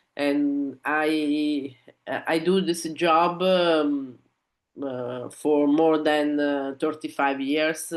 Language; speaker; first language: English; non-native, learner; Italian